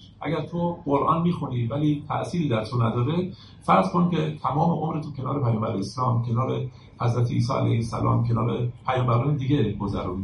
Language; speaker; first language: Persian; native; Persian